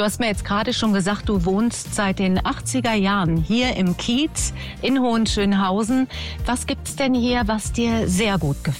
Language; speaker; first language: German; native; German